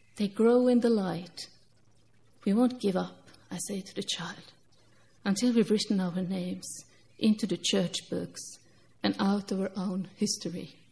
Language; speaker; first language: English; non-native, fluent; Norwegian